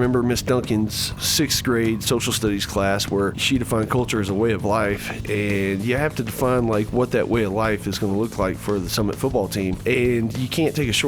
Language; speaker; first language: English; native; English